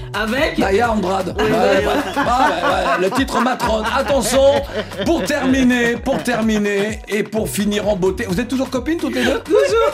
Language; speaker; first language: French; native; French